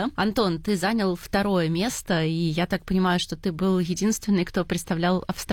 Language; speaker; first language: Russian; native; Russian